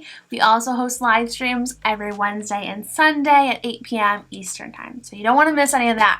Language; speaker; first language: English; native; English